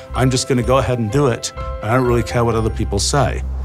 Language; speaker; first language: English; native; English